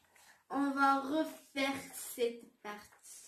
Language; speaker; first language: French; non-native, local second language; Arabic